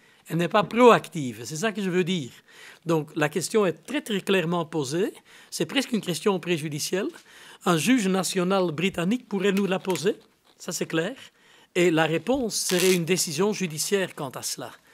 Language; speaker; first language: French; non-native, local second language; Dutch